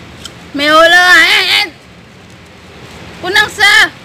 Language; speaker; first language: Chinese; early bilingual, heritage; Chinese